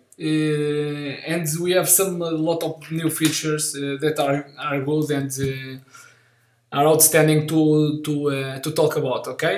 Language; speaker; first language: English; non-native, learner; Portuguese